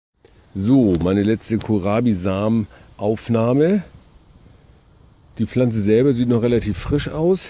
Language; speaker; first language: German; native; German